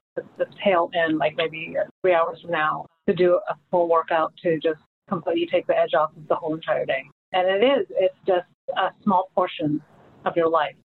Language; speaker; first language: English; early bilingual, other home language; Filipino